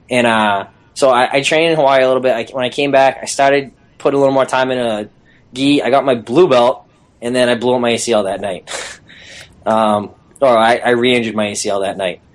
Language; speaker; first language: English; native; English